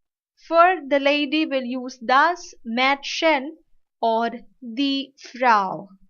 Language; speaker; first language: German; non-native, learner; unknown